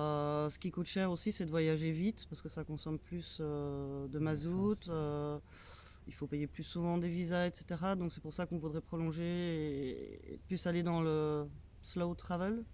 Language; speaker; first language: French; native; French